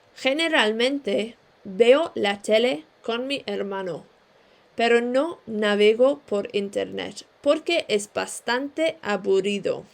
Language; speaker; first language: Spanish; non-native, fluent; English